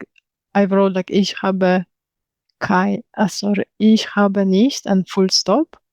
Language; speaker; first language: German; non-native, learner; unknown